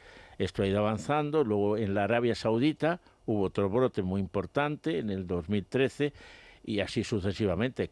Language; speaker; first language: Spanish; native; Spanish